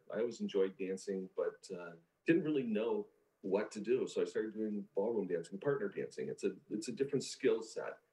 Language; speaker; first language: English; native; English